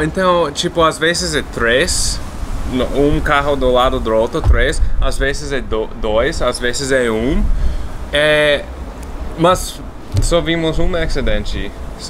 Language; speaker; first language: Portuguese; non-native, fluent; English